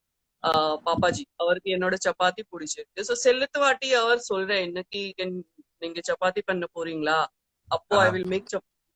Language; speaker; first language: Tamil; non-native, fluent; Gujarati